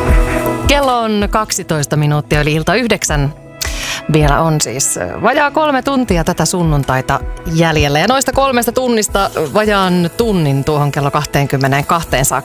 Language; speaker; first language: Finnish; native; Finnish